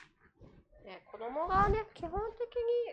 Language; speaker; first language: Japanese; native; Japanese